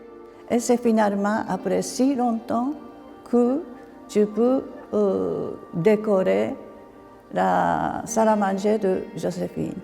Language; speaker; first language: French; non-native, fluent; Japanese